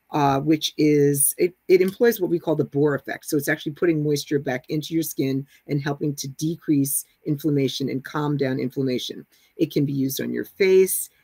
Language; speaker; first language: English; native; English